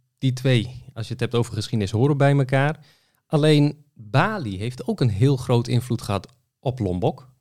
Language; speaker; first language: Dutch; native; Dutch